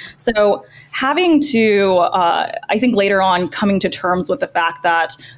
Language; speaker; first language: English; early bilingual, other home language; Chinese